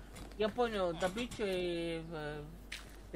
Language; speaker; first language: Russian; non-native, learner; Latvian